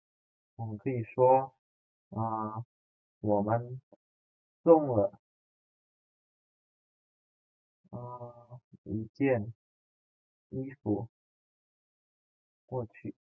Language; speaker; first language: Chinese; non-native, fluent; Indonesian